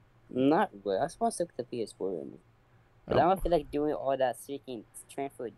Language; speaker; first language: English; native; English